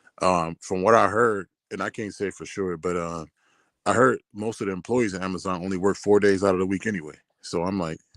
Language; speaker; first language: English; native; English